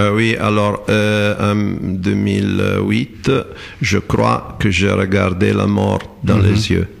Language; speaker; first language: French; non-native, fluent; Italian